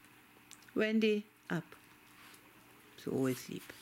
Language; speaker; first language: German; native; German